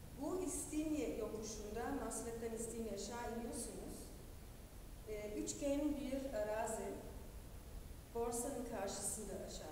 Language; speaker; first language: Turkish; non-native, fluent; German